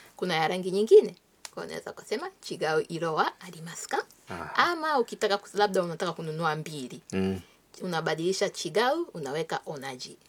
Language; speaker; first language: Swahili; native; Swahili